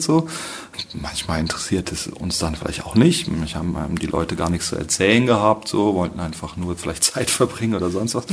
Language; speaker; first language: German; native; German